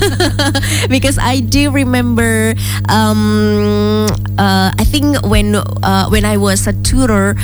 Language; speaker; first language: English; non-native, fluent; Indonesian